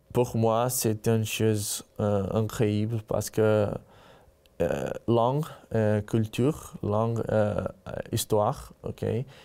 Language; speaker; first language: French; non-native, learner; Portuguese